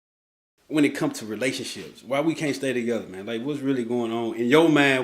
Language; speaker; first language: English; native; English